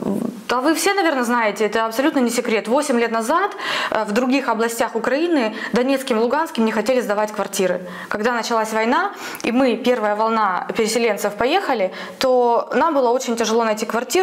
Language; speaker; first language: Russian; native; Russian